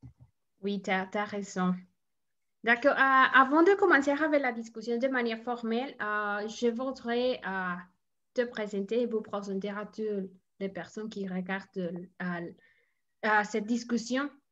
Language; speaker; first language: French; non-native, learner; Spanish